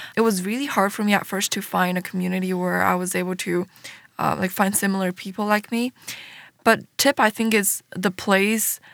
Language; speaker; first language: English; early bilingual, other home language; Chinese